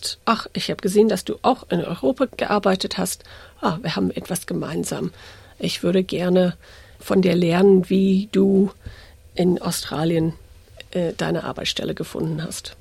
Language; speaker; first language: German; non-native, fluent; English